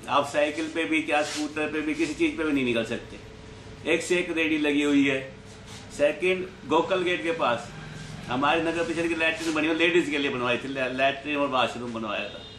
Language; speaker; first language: Hindi; native; Hindi